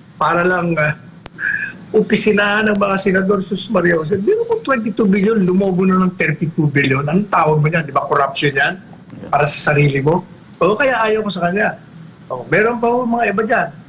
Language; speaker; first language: Filipino; native; Filipino